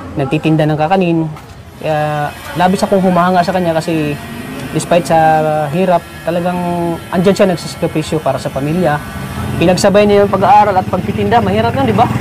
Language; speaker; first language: Filipino; non-native, local second language; Cebuano